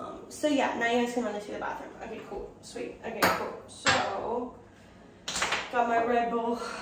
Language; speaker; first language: English; native; English